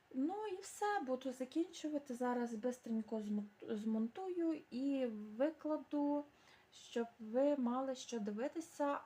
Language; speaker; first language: Ukrainian; native; Ukrainian